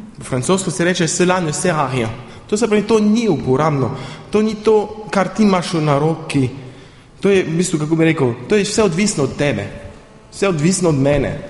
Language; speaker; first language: Slovenian; early bilingual, heritage; Slovenian